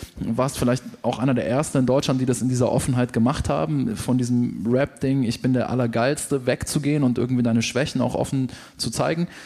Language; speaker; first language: German; native; German